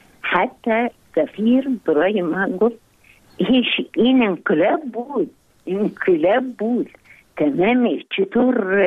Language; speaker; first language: Persian; non-native, learner; Arabic